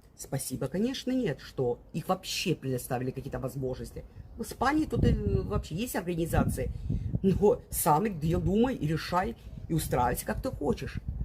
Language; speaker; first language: Russian; native; Russian